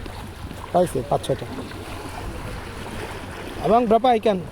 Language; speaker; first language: Indonesian; non-native, learner; Bangla